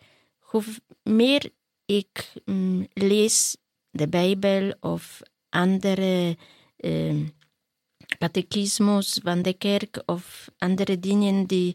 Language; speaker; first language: Dutch; non-native, learner; Polish